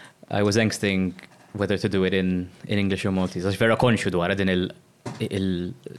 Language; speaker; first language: English; non-native, local second language; Maltese